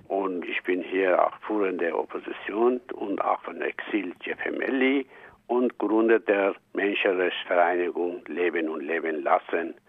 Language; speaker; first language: German; non-native, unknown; Persian